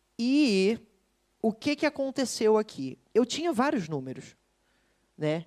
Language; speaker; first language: Portuguese; native; Portuguese